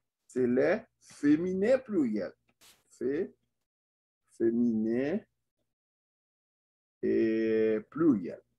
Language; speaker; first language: French; non-native, local second language; Haitian Creole